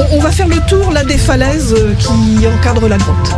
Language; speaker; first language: French; native; French